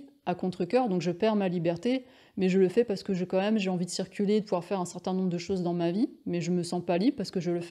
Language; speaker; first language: French; native; French